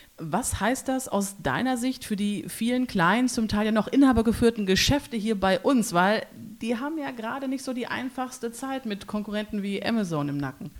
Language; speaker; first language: German; native; German